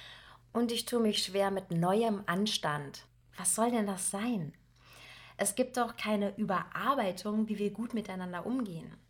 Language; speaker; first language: German; native; German